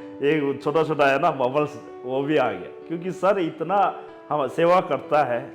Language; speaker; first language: Hindi; non-native, local second language; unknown